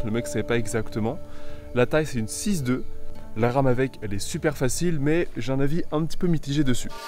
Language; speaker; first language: French; native; French